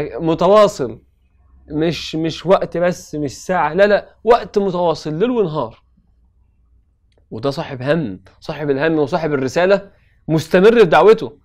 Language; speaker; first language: Arabic; native; Arabic